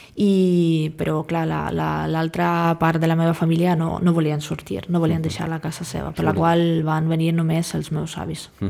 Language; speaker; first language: Catalan; non-native, fluent; Russian